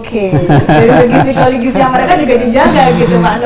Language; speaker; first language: Indonesian; native; Indonesian